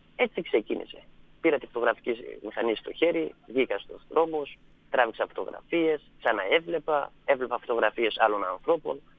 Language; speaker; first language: Greek; non-native, fluent; Persian